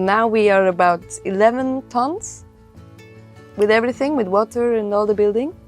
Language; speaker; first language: English; non-native, fluent; Swiss German